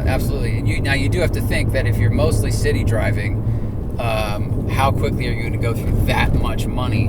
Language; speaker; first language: English; native; English